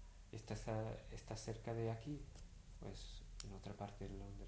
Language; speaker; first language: Spanish; non-native, fluent; English